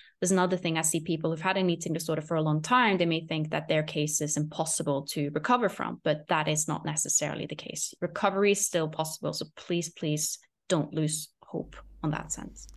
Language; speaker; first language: English; non-native, fluent; Norwegian